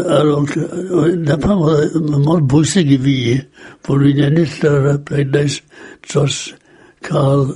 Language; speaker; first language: Welsh; native; Welsh